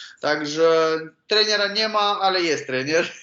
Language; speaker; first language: Polish; non-native, learner; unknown